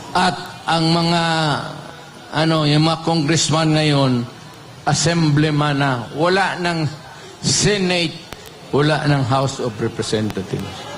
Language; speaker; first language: Filipino; non-native, local second language; Cebuano